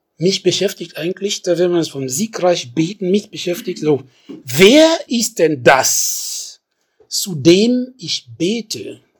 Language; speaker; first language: German; non-native, fluent; French